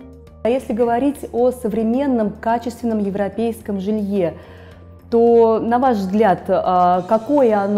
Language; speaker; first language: Russian; native; Russian